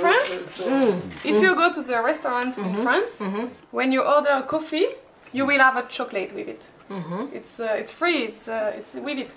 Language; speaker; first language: English; non-native, learner; French